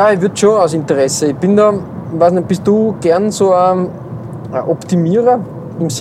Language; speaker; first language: German; native; German